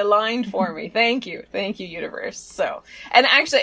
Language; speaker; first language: English; native; English